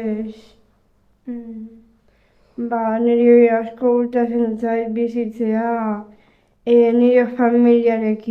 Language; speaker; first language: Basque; non-native, local second language; Spanish